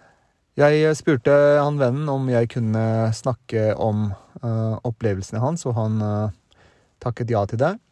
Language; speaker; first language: Norwegian; early bilingual, other home language; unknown